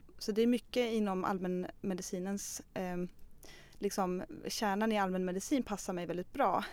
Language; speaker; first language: Swedish; native; Swedish